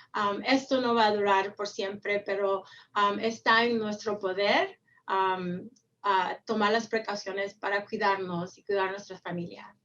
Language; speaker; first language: Spanish; early bilingual, heritage; Spanish